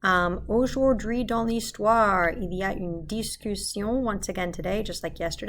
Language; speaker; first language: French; non-native, fluent; English